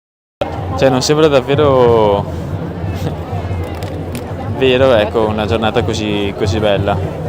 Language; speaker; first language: Italian; native; Italian